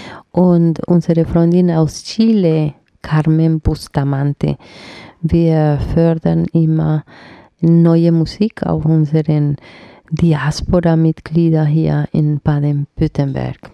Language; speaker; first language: German; non-native, fluent; Spanish